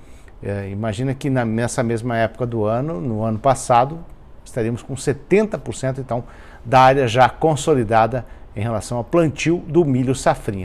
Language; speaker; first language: Portuguese; native; Portuguese